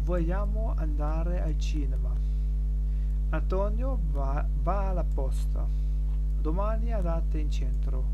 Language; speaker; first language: Italian; non-native, learner; German